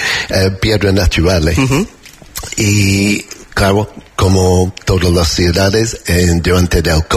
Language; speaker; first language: Spanish; non-native, learner; English